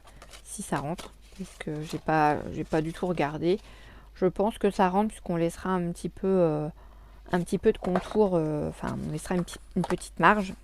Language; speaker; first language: French; native; French